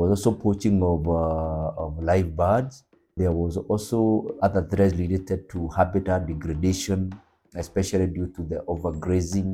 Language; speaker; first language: English; non-native, local second language; Kikuyu